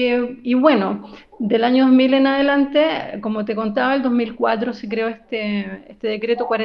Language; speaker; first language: Spanish; native; Spanish